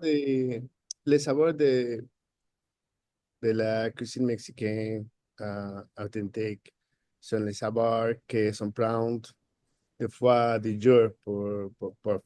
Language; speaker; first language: French; non-native, fluent; Spanish